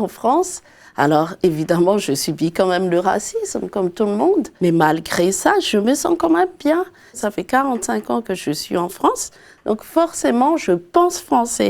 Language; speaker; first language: French; non-native, local second language; Malagasy